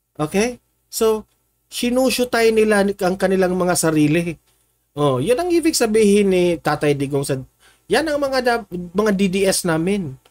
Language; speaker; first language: Filipino; non-native, local second language; Cebuano